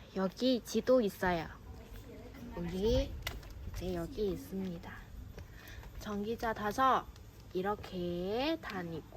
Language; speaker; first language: Korean; non-native, learner; Vietnamese